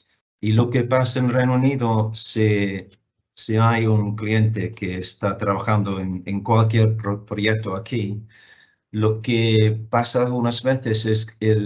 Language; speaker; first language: Spanish; non-native, fluent; English